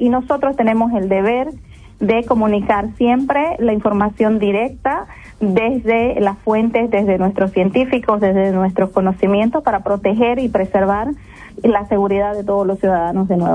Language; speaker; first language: Spanish; native; Spanish